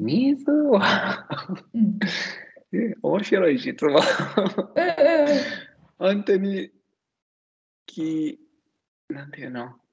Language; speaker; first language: Japanese; non-native, learner; Italian